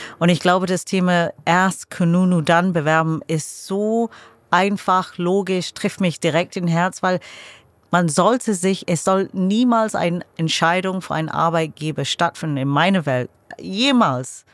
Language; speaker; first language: German; non-native, fluent; English